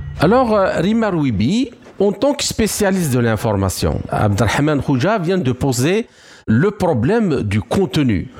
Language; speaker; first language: French; non-native, local second language; Arabic